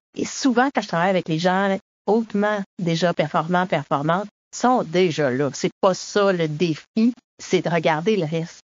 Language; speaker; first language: French; native; French